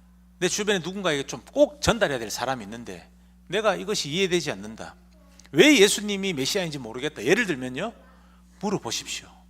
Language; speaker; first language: Korean; native; Korean